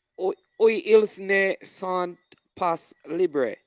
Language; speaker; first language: French; non-native, learner; English